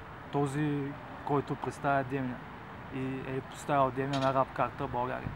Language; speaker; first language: Bulgarian; native; Bulgarian